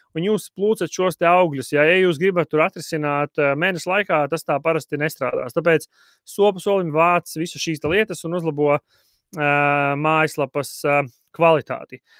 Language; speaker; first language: Latvian; native; Latvian